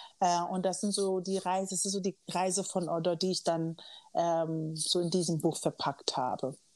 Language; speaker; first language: German; early bilingual, other home language; Akan